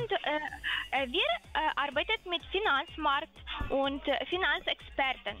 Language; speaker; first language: German; non-native, learner; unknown